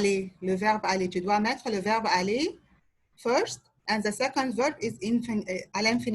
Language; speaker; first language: French; non-native, fluent; Arabic